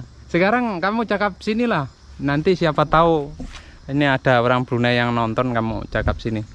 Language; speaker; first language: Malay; non-native, local second language; Javanese